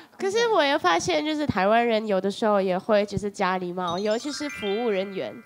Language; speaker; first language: Chinese; non-native, fluent; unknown